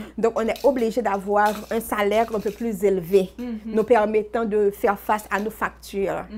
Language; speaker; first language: French; non-native, local second language; Haitian Creole